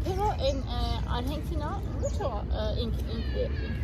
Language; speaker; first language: Spanish; non-native, learner; Turkish